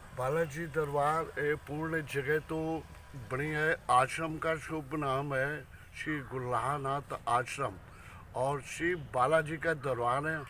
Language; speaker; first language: Hindi; native; Hindi